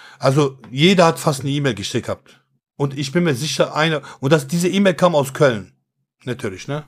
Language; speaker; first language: German; early bilingual, other home language; Kurdish